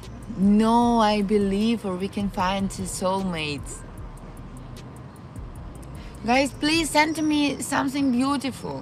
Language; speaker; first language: English; non-native, learner; Russian